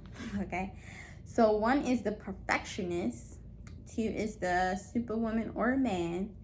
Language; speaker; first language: English; native; English